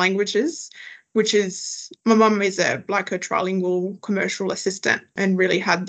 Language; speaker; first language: English; non-native, fluent; French